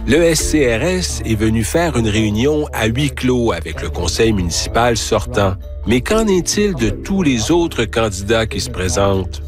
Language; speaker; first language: French; non-native, fluent; English